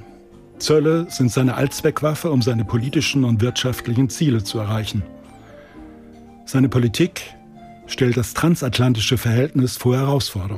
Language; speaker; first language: German; native; German